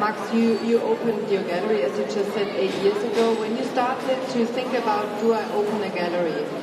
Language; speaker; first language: English; non-native, fluent; German